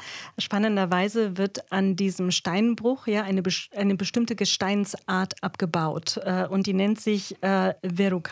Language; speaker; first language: German; native; German